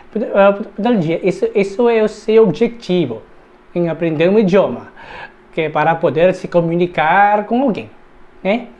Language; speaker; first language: Portuguese; non-native, learner; Filipino